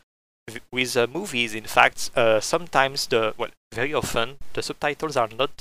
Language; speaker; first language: English; non-native, fluent; French